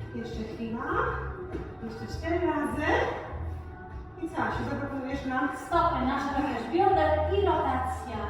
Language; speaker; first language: Polish; native; Polish